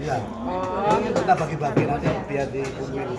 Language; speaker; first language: Indonesian; native; Indonesian